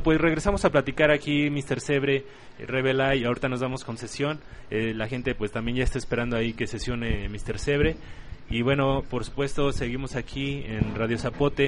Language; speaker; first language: Spanish; native; Spanish